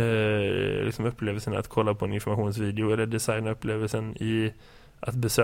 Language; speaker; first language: Swedish; native; Swedish